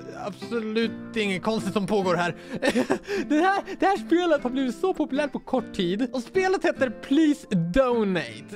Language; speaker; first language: Swedish; native; Swedish